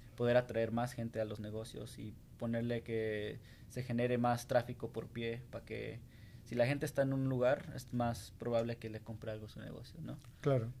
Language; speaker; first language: Spanish; early bilingual, heritage; Spanish